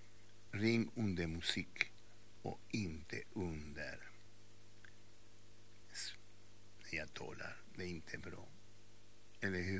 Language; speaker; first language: Swedish; non-native, learner; Spanish